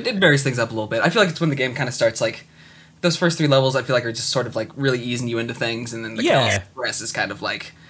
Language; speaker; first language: English; native; English